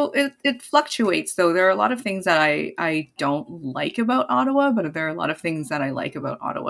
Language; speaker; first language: English; non-native, local second language; Cantonese